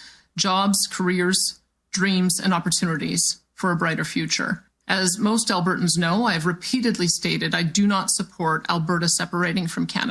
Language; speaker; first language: English; native; English